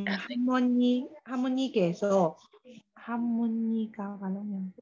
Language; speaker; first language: Korean; non-native, learner; Burmese